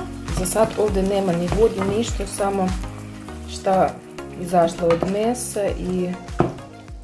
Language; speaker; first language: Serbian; non-native, learner; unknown